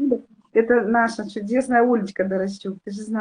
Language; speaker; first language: Russian; native; Russian